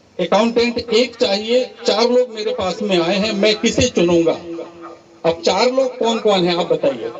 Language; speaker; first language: Hindi; native; Hindi